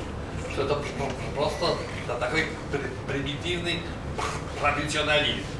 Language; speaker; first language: Russian; non-native, fluent; Polish